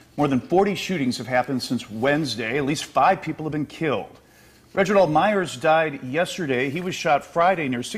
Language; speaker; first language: English; native; English